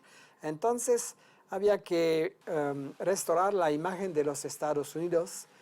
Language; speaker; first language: Spanish; non-native, fluent; French